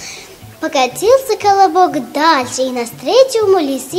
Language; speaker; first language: Russian; non-native, local second language; Tajik